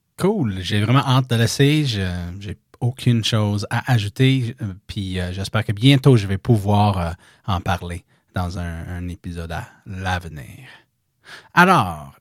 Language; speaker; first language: French; native; French